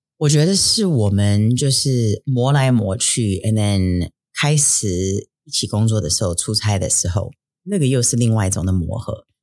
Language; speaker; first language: Chinese; early bilingual, heritage; Chinese